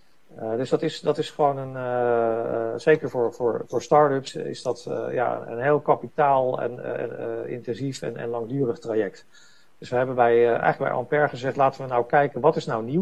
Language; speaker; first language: Dutch; native; Dutch